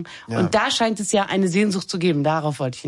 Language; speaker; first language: German; native; German